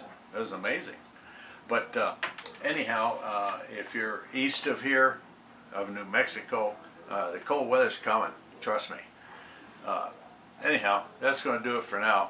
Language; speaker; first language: English; native; English